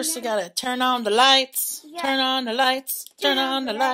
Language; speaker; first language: English; native; English